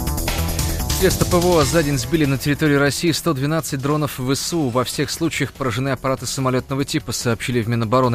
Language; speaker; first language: Russian; native; Russian